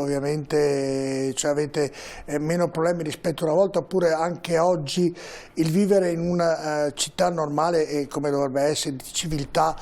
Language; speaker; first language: Italian; native; Italian